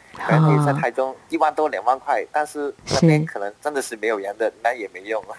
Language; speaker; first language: Chinese; non-native, fluent; Cantonese